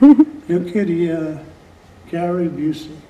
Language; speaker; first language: Portuguese; non-native, fluent; English